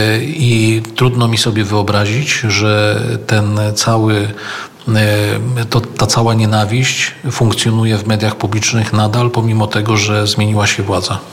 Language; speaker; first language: Polish; native; Polish